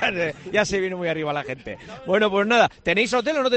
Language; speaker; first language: Spanish; native; Spanish